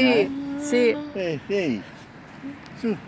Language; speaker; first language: Italian; non-native, learner; Ukrainian